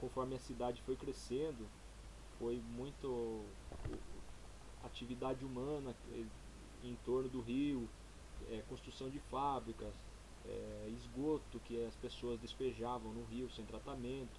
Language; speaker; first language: Portuguese; native; Portuguese